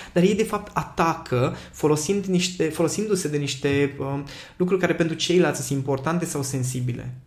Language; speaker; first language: Romanian; non-native, local second language; Hungarian